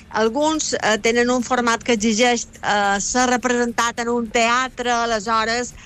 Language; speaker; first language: Catalan; native; Catalan